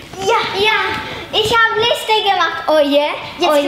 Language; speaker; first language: German; early bilingual, other home language; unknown